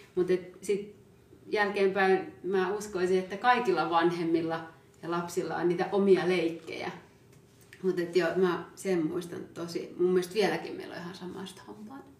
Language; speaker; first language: Finnish; early bilingual, other home language; Amharic